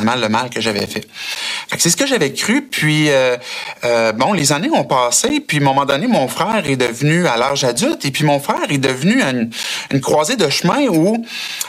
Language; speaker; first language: French; native; French